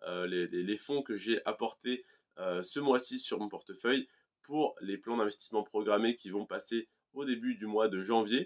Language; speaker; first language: French; native; French